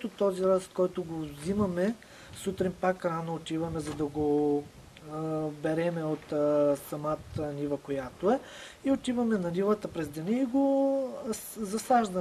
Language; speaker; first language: Bulgarian; native; Bulgarian